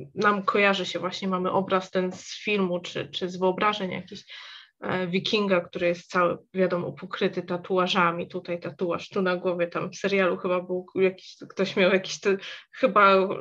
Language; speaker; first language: Polish; native; Polish